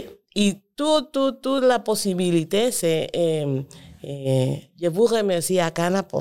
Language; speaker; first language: French; non-native, learner; Spanish